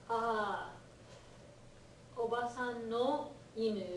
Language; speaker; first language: Japanese; non-native, fluent; English